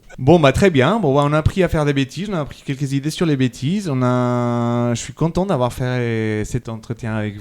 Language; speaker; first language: French; native; French